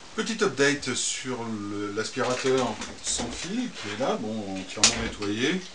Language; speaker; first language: French; native; French